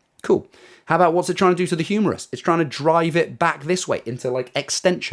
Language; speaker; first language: English; native; English